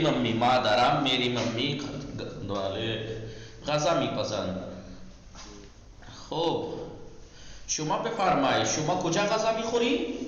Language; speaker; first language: Persian; non-native, fluent; Urdu